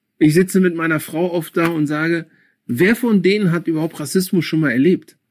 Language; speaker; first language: German; early bilingual, other home language; Akan